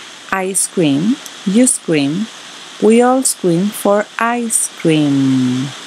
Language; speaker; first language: English; non-native, fluent; Spanish